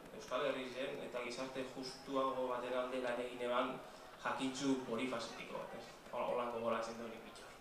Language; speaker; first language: Basque; native; Basque